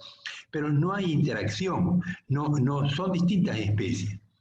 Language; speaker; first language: Spanish; native; Spanish